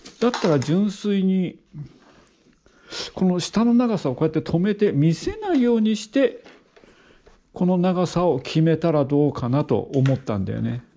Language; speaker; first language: Japanese; native; Japanese